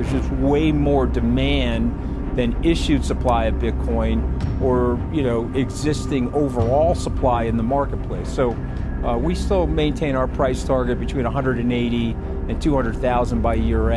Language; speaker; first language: English; native; English